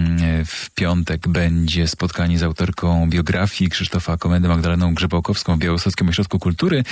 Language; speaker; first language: Polish; native; Polish